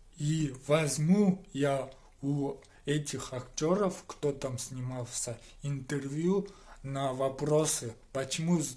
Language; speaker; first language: Russian; non-native, local second language; Kyrgyz